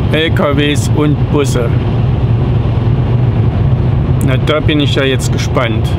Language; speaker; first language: German; native; German